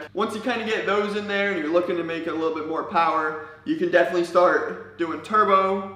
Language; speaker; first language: English; native; English